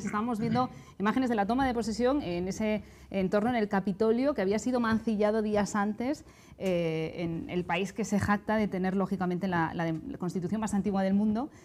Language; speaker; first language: Spanish; native; Spanish